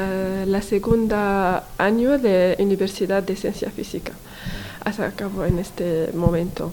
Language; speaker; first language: Spanish; non-native, learner; Arabic